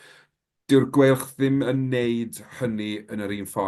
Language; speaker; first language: Welsh; native; Welsh